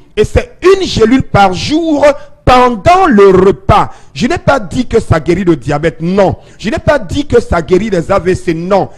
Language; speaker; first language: French; non-native, local second language; Duala